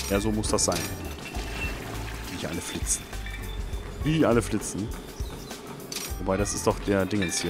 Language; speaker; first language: German; native; German